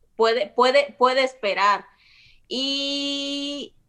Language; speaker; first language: Spanish; native; Spanish